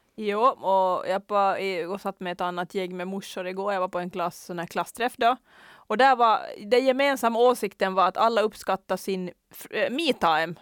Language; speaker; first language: Swedish; native; Swedish